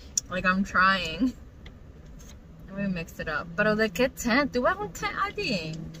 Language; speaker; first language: English; early bilingual, other home language; Spanish